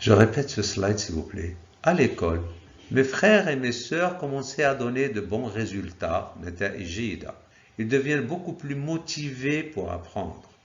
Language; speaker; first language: French; non-native, local second language; Arabic